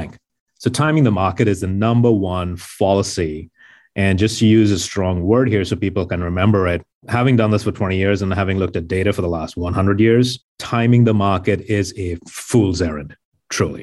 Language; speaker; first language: English; non-native, local second language; Hindi